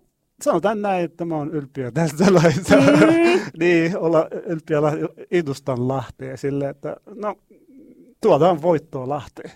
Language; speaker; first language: Finnish; non-native, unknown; Arabic